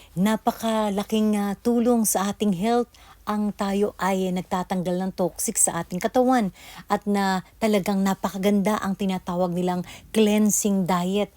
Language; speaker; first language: Filipino; native; Filipino